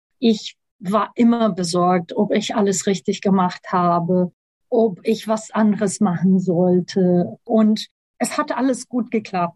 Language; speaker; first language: German; non-native, fluent; Portuguese